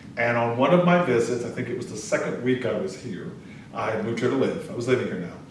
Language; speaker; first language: English; native; English